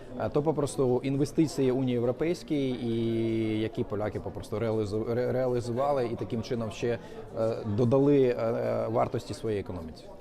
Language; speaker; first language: Ukrainian; non-native, local second language; Russian